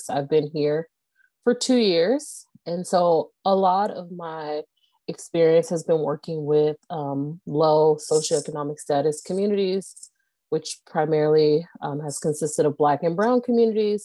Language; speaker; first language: English; native; English